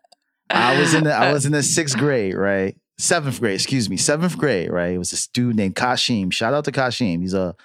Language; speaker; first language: English; native; English